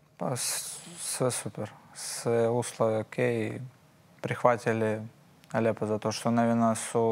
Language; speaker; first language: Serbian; non-native, learner; Russian